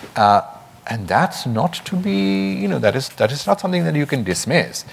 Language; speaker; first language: English; non-native, local second language; Bangla